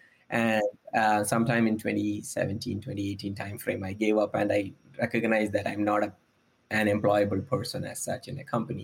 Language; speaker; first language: English; non-native, local second language; Malayalam